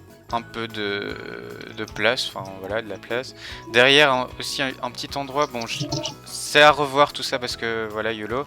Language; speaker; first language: French; native; French